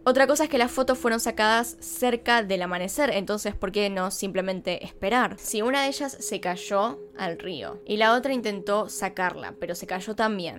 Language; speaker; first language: Spanish; native; Spanish